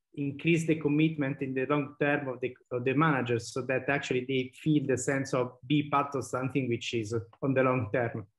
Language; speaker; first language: English; non-native, fluent; Italian